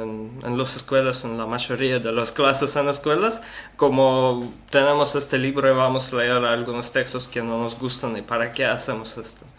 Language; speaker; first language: Spanish; non-native, learner; Russian